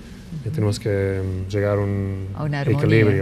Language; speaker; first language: Spanish; non-native, fluent; English